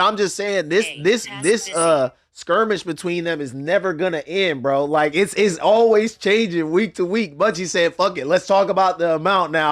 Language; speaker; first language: English; native; English